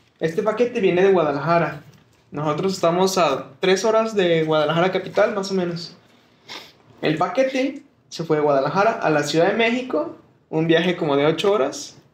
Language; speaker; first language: Spanish; native; Spanish